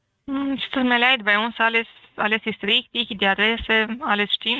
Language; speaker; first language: German; non-native, learner; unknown